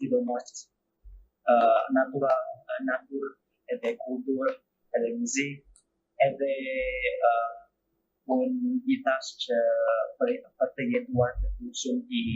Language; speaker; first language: Albanian; non-native, learner; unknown